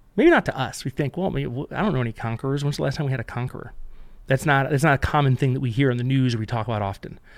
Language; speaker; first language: English; native; English